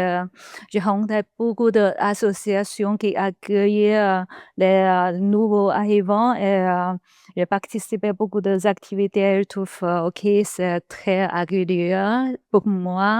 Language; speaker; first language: French; non-native, learner; Chinese